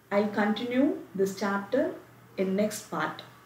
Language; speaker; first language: English; non-native, local second language; Tamil